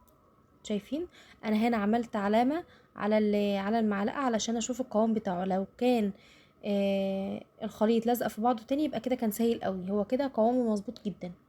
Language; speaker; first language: Arabic; native; Arabic